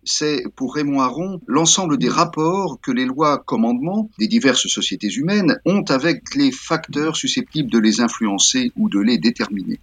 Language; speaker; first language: French; native; French